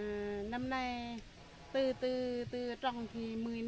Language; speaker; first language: Vietnamese; native; Vietnamese